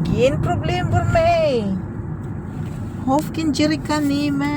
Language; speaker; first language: Dutch; non-native, learner; Filipino